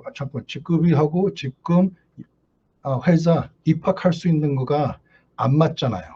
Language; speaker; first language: Korean; early bilingual, heritage; Korean